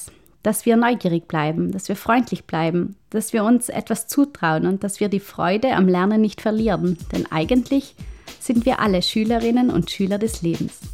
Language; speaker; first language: German; native; German